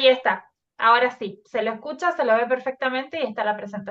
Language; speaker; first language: Spanish; native; Spanish